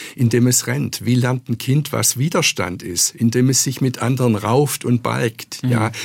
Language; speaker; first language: German; native; German